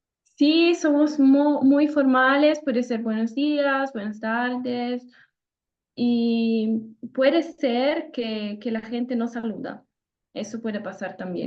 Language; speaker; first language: Spanish; non-native, fluent; Italian